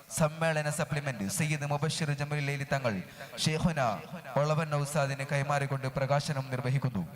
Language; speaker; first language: Malayalam; native; Malayalam